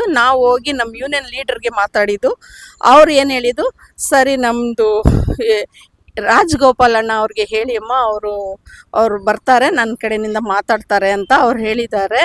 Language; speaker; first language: Kannada; non-native, local second language; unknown